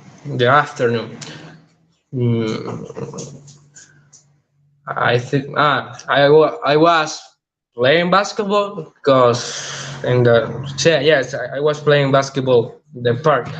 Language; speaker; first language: English; non-native, learner; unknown